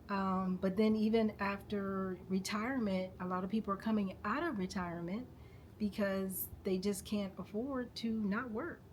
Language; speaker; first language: English; native; English